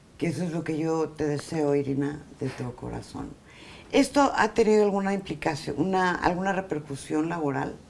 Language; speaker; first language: Spanish; native; Spanish